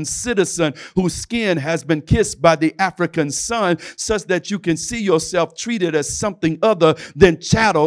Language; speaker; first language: English; native; English